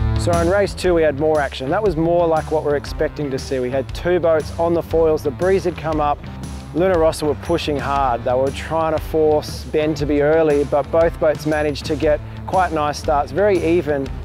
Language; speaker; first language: English; native; English